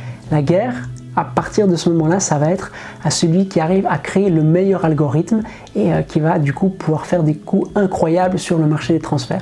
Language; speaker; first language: French; native; French